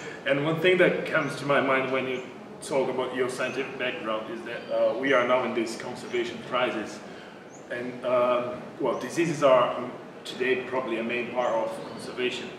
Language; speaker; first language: English; non-native, fluent; Portuguese